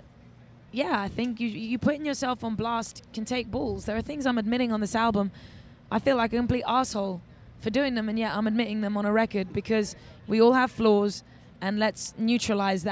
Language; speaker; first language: English; native; English